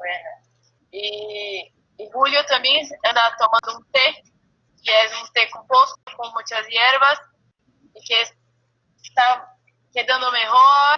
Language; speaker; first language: Spanish; non-native, fluent; Portuguese